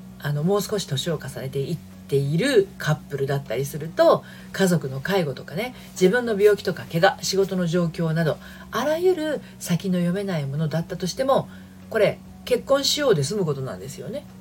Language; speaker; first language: Japanese; native; Japanese